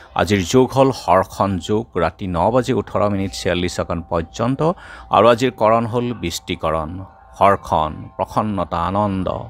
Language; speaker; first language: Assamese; native; Assamese